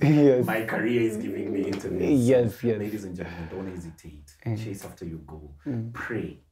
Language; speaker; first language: English; non-native, local second language; Swahili